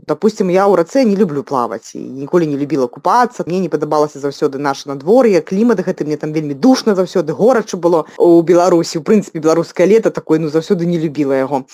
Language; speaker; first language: Belarusian; non-native, local second language; Russian